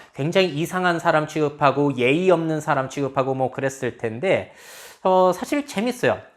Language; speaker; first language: Korean; native; Korean